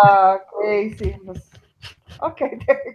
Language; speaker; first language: English; non-native, learner; Spanish